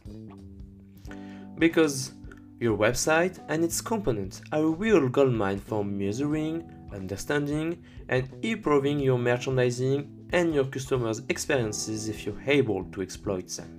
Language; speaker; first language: English; non-native, fluent; French